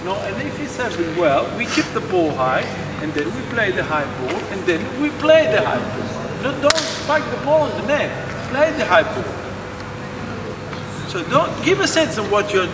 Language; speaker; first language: English; non-native, learner; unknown